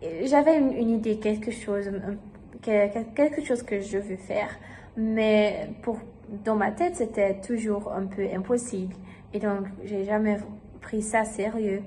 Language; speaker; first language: French; non-native, learner; German